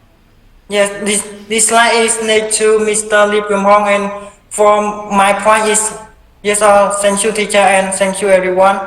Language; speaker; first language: English; non-native, learner; Khmer